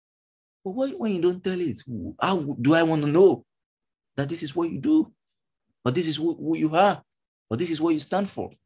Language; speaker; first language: English; non-native, local second language; Yoruba